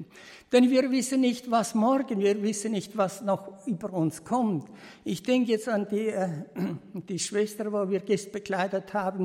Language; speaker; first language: German; early bilingual, heritage; German